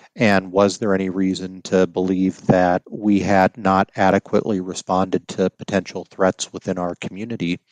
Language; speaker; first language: English; native; English